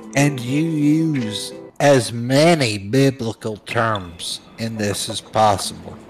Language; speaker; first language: English; native; English